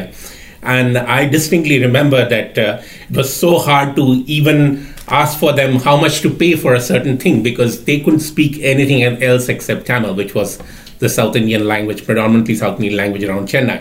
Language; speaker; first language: English; non-native, local second language; Bangla